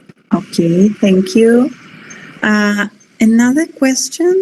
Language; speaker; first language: English; non-native, learner; Spanish